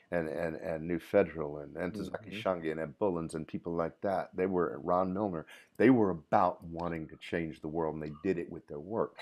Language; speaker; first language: English; native; English